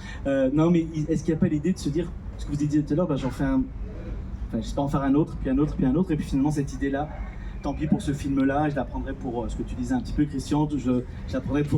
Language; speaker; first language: French; native; French